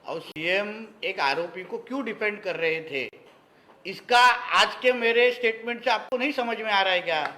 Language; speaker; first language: Hindi; non-native, local second language; Marathi